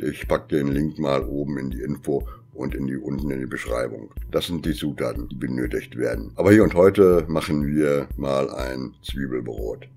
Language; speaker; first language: German; native; German